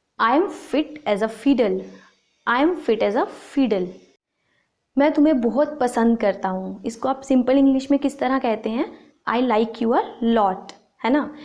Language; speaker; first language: Hindi; native; Hindi